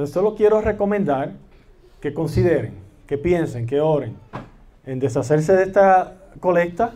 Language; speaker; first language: Spanish; native; Spanish